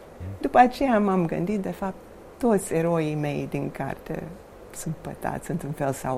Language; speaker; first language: Romanian; non-native, fluent; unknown